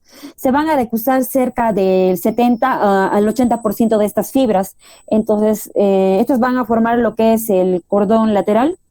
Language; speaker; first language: Spanish; native; Spanish